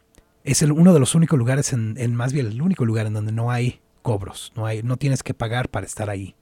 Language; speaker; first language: Spanish; native; Spanish